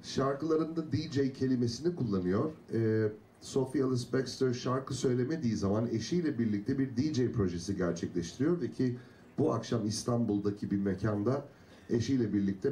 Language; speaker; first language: Turkish; native; Turkish